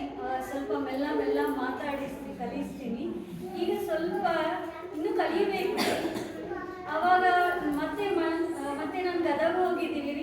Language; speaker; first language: Kannada; non-native, learner; Telugu